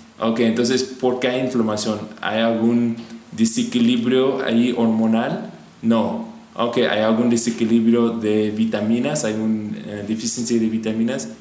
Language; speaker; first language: Spanish; non-native, fluent; English